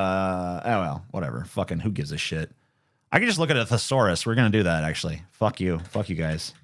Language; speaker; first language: English; native; English